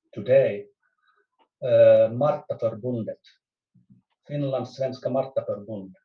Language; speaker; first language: English; non-native, fluent; Swedish